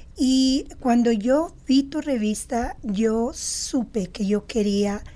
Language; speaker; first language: Spanish; native; Spanish